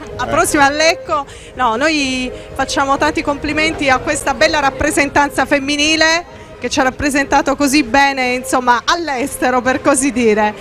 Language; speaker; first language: Italian; native; Italian